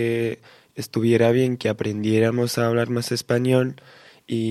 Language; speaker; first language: Spanish; early bilingual, heritage; Spanish